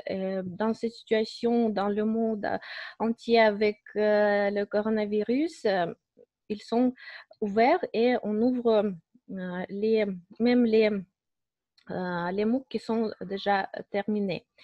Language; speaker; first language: French; non-native, fluent; Russian